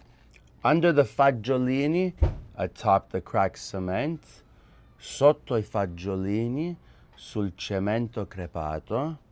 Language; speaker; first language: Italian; early bilingual, heritage; English